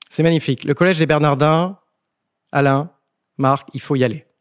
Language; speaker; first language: French; native; French